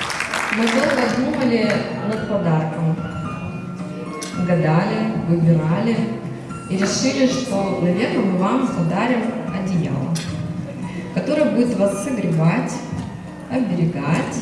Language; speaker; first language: Russian; native; Russian